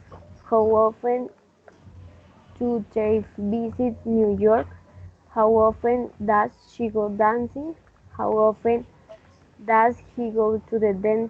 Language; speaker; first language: English; non-native, learner; Spanish